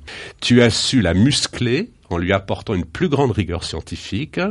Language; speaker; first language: French; native; French